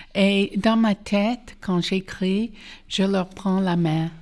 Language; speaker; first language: French; non-native, fluent; English